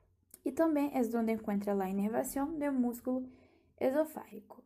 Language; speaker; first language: Portuguese; non-native, learner; Spanish